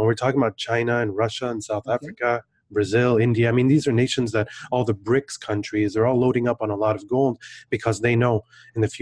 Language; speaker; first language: English; non-native, fluent; French